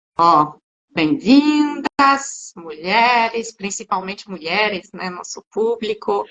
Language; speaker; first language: Portuguese; non-native, fluent; French